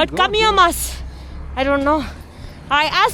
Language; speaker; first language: English; non-native, learner; Malayalam